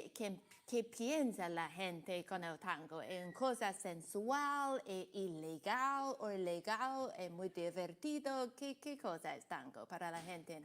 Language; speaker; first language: Spanish; non-native, learner; Cantonese